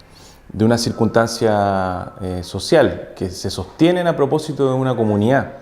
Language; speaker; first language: Spanish; native; Spanish